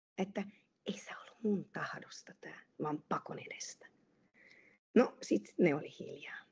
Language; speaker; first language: Finnish; non-native, fluent; Hungarian